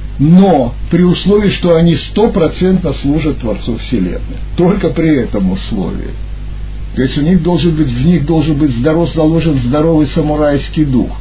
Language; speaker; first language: Russian; native; Russian